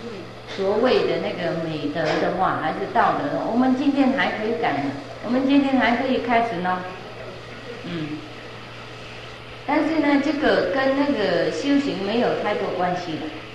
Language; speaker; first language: Chinese; non-native, fluent; Vietnamese